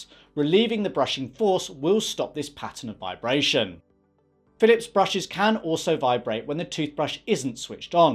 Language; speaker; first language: English; native; English